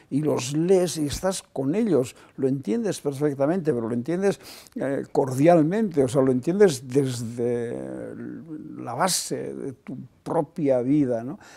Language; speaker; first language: Spanish; non-native, local second language; Basque